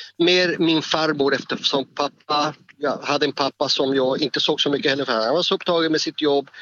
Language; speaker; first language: Swedish; non-native, fluent; Spanish